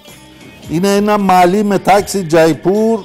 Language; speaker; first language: Greek; non-native, fluent; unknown